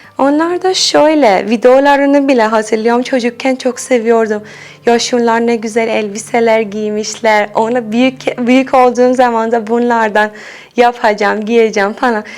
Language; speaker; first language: Turkish; non-native, fluent; Persian